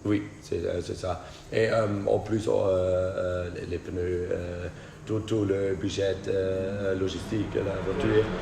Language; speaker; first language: French; non-native, fluent; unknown